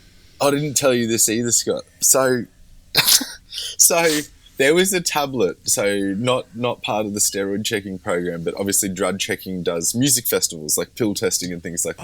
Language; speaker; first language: English; native; English